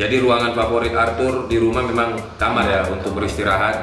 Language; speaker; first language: Indonesian; native; Indonesian